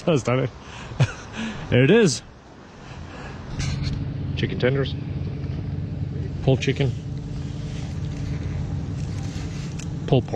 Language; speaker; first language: English; native; English